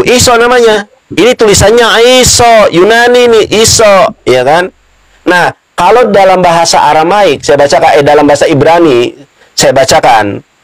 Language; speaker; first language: Indonesian; native; Indonesian